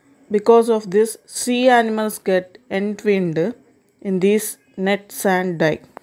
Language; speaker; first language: English; non-native, local second language; Telugu